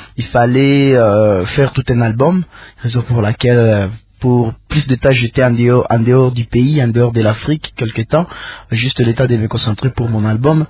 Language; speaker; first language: French; non-native, local second language; Nande